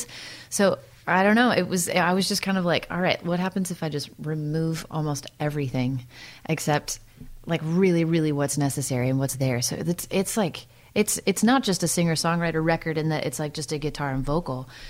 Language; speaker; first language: English; native; English